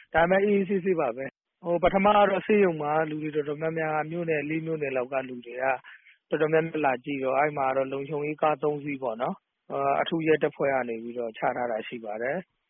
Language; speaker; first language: Burmese; native; Burmese